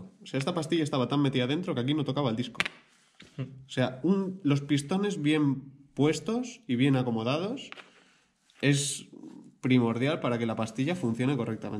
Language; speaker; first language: Spanish; native; Spanish